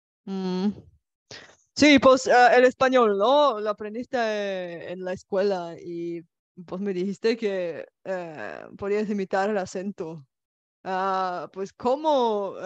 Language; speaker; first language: Spanish; non-native, fluent; Bulgarian